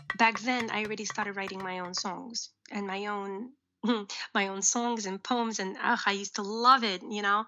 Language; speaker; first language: English; early bilingual, other home language; Uzbek